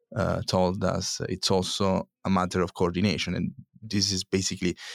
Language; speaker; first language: English; non-native, fluent; Italian